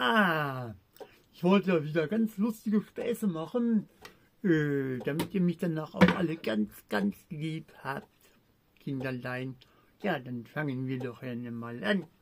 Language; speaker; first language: German; native; German